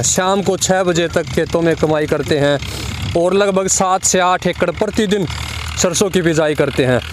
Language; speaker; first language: Hindi; native; Hindi